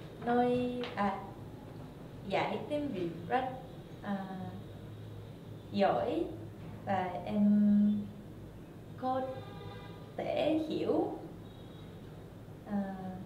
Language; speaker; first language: Vietnamese; non-native, learner; Japanese